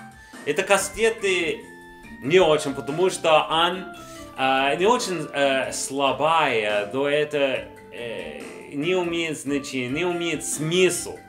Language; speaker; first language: Russian; non-native, learner; English